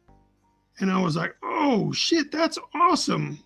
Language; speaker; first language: English; native; English